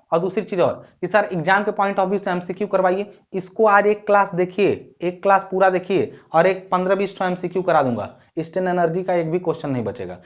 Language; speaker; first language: Hindi; native; Hindi